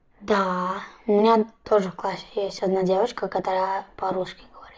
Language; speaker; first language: Russian; early bilingual, heritage; Russian